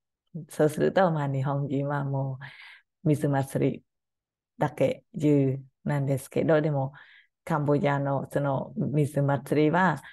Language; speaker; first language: Japanese; non-native, learner; Khmer